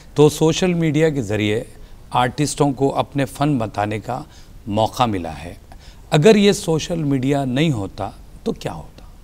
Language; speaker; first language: Hindi; native; Hindi